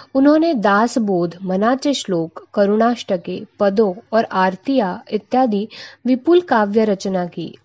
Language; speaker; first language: Hindi; non-native, local second language; Marathi